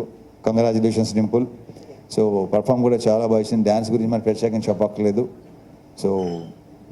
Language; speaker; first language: Telugu; native; Telugu